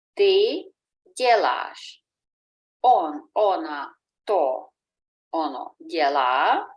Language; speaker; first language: Czech; non-native, fluent; Ukrainian